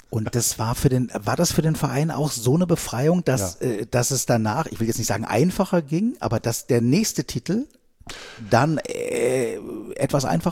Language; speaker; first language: German; native; German